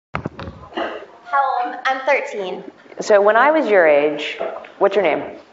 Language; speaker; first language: English; native; English